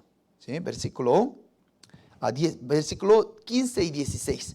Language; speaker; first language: Spanish; non-native, fluent; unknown